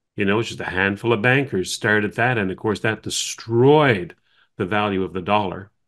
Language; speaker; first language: English; native; English